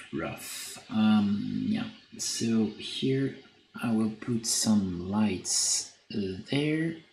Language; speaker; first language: English; non-native, fluent; French